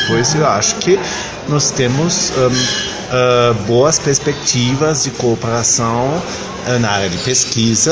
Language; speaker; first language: Portuguese; non-native, fluent; German